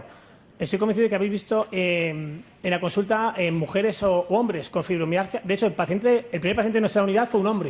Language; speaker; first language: Spanish; native; Spanish